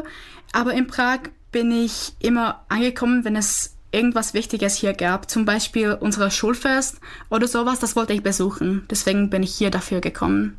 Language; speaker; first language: German; non-native, learner; Czech